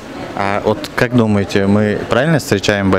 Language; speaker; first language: Russian; non-native, local second language; Uzbek